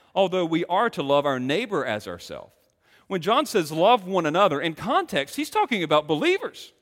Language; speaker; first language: English; native; English